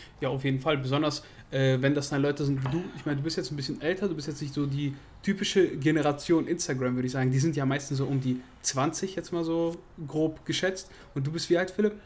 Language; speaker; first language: German; native; German